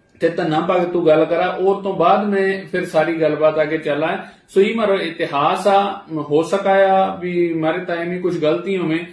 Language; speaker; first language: Punjabi; non-native, local second language; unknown